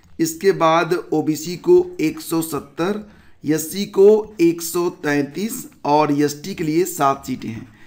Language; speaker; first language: Hindi; native; Hindi